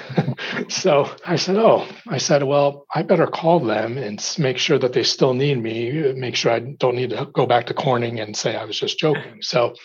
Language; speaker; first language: English; native; English